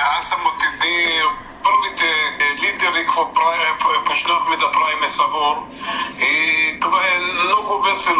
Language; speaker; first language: Bulgarian; early bilingual, heritage; Bulgarian